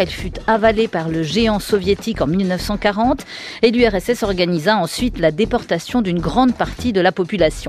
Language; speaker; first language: French; native; French